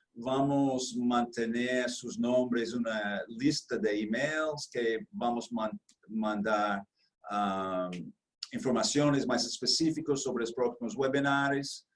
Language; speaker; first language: Spanish; non-native, fluent; Portuguese